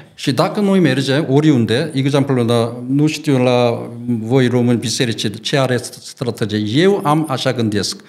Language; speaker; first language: Romanian; non-native, learner; Korean